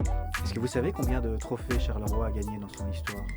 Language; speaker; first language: French; native; French